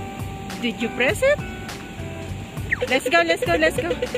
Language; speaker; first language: English; non-native, learner; Filipino